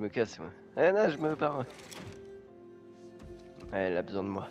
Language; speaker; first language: French; native; French